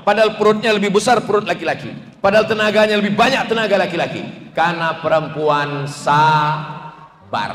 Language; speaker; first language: Indonesian; native; Indonesian